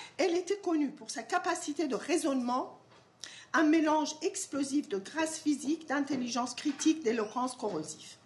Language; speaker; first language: French; non-native, fluent; Persian